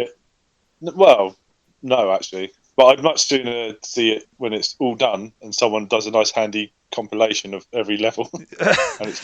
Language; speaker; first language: English; native; English